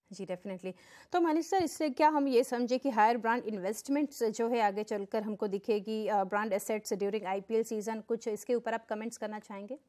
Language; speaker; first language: Hindi; non-native, local second language; Gujarati